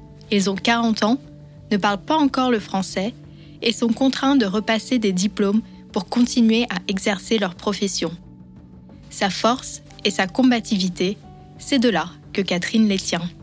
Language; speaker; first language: French; native; French